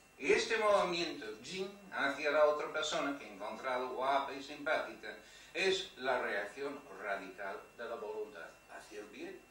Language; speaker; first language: Spanish; non-native, fluent; English